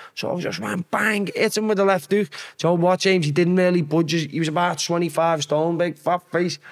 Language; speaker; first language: English; native; English